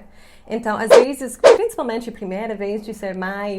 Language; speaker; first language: Portuguese; non-native, fluent; English